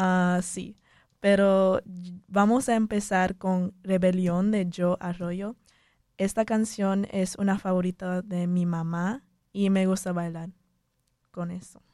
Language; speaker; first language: Spanish; early bilingual, heritage; Spanish